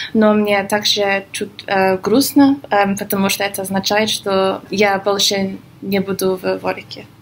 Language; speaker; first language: Russian; non-native, fluent; English